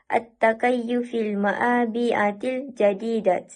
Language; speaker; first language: Arabic; non-native, learner; Malay